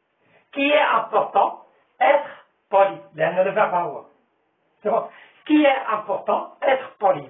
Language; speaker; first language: French; non-native, local second language; Arabic